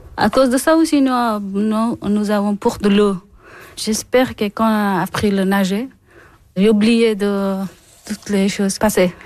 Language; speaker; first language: French; non-native, learner; Persian